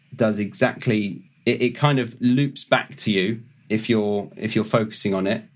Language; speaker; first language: English; native; English